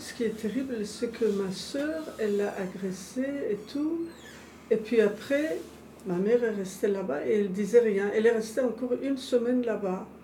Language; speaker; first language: French; non-native, fluent; Persian